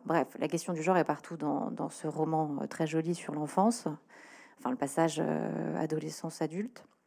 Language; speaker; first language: French; native; French